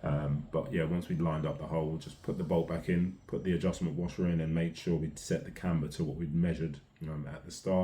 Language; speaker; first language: English; native; English